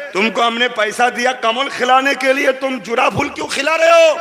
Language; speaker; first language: Hindi; non-native, local second language; Bangla